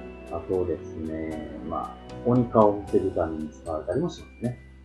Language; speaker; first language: Japanese; native; Japanese